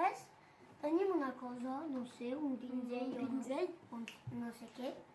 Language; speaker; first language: Catalan; non-native, local second language; French